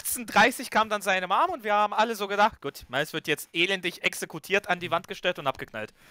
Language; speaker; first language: German; early bilingual, other home language; Ukrainian